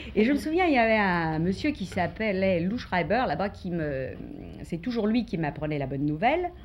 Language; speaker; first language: French; native; French